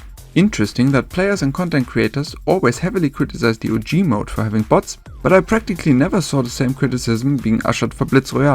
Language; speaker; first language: English; non-native, fluent; German